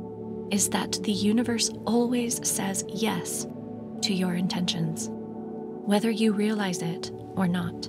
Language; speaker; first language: English; native; English